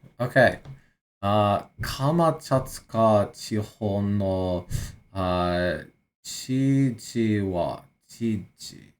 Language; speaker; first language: Japanese; non-native, learner; English